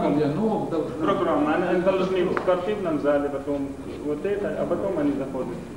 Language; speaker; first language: Russian; non-native, learner; Arabic